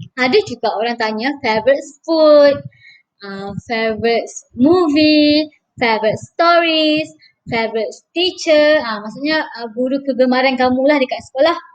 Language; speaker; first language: Malay; native; Malay